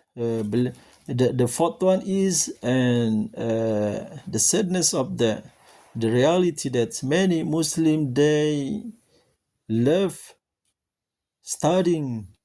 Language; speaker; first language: English; non-native, learner; Indonesian